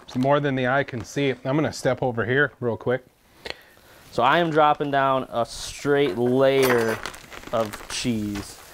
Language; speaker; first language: English; native; English